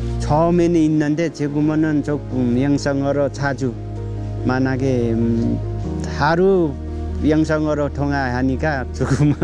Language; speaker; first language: Korean; non-native, learner; Nepali